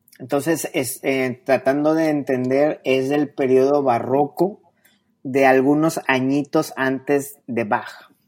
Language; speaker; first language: Spanish; native; Spanish